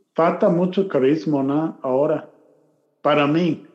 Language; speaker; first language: Spanish; non-native, learner; English